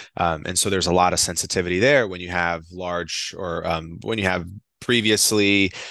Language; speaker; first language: English; non-native, fluent; Portuguese